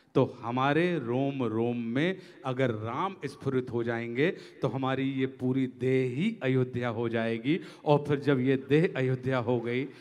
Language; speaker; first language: Hindi; native; Hindi